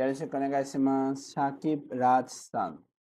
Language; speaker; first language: Japanese; non-native, fluent; Bangla